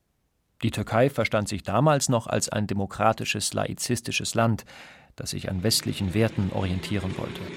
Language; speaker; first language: German; non-native, fluent; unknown